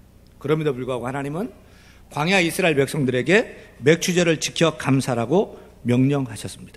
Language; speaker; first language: Korean; native; Korean